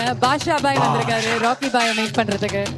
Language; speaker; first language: Tamil; native; Tamil